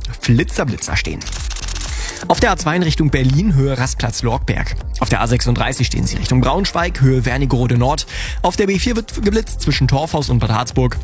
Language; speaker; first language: German; native; German